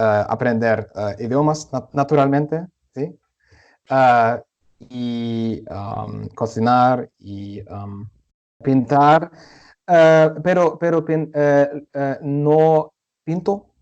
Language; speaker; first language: Spanish; non-native, learner; German